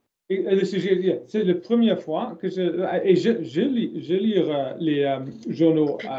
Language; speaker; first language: French; non-native, learner; German